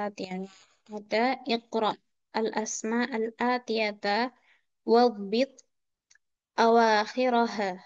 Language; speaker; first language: Arabic; non-native, fluent; Indonesian